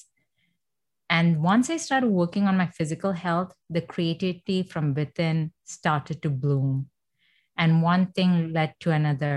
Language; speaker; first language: English; non-native, fluent; Malayalam